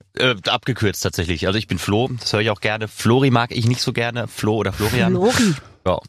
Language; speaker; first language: German; native; German